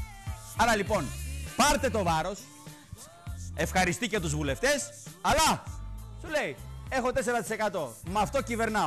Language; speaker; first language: Greek; native; Greek